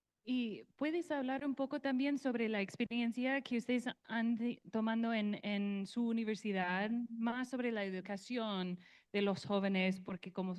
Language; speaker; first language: Spanish; non-native, learner; English